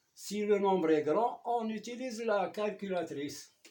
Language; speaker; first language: French; non-native, local second language; Arabic